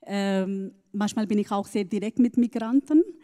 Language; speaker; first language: German; non-native, learner; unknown